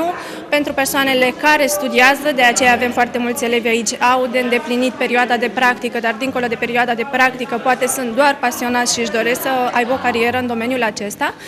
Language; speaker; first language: Romanian; native; Romanian